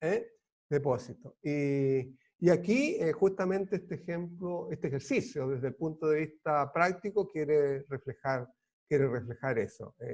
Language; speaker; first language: Spanish; native; Spanish